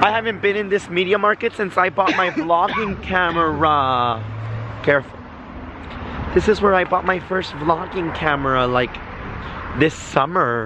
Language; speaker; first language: English; native; English